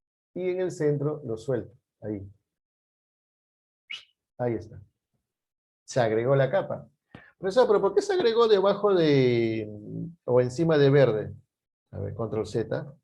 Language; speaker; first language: Spanish; native; Spanish